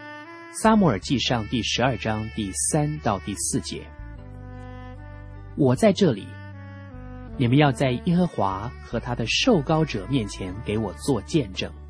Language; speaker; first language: Chinese; native; Chinese